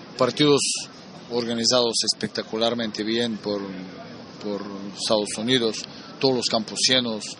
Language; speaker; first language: Spanish; non-native, fluent; Bulgarian